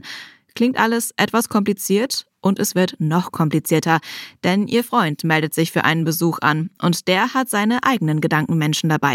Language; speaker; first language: German; native; German